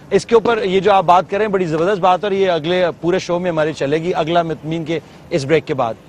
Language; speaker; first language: Urdu; native; Urdu